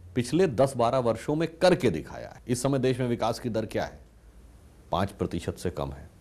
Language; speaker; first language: Hindi; native; Hindi